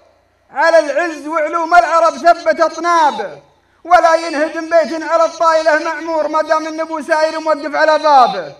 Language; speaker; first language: Arabic; native; Arabic